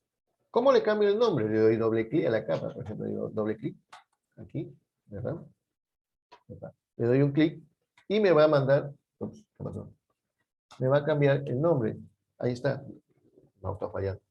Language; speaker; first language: Spanish; native; Spanish